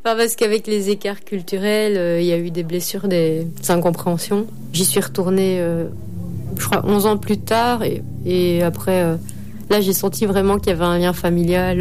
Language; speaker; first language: French; native; French